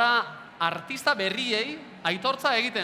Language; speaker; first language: Basque; native; Basque